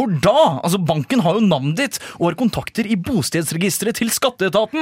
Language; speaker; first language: Norwegian; native; Norwegian